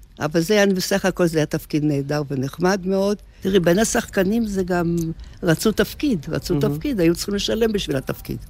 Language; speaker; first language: Hebrew; early bilingual, other home language; Russian